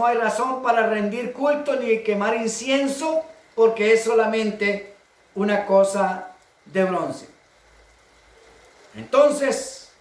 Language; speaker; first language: Spanish; native; Spanish